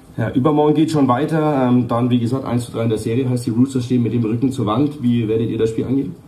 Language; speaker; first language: German; native; German